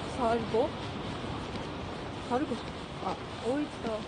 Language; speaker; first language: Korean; non-native, learner; Japanese